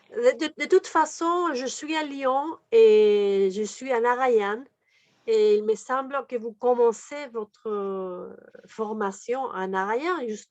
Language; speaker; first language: French; non-native, fluent; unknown